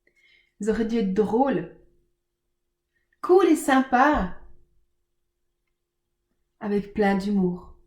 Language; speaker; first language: French; native; French